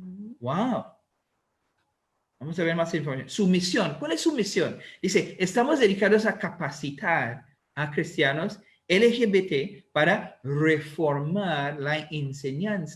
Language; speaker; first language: Spanish; non-native, learner; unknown